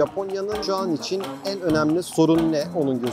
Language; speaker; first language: Turkish; native; Turkish